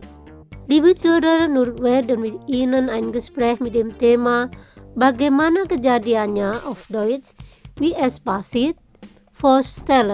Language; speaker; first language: German; non-native, fluent; Indonesian